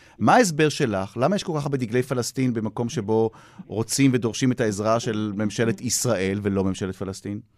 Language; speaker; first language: Hebrew; native; Hebrew